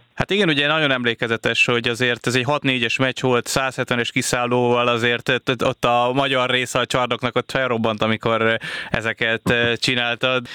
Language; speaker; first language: Hungarian; native; Hungarian